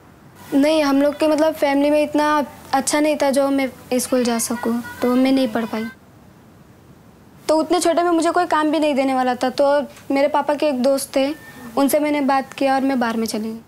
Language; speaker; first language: Hindi; native; Hindi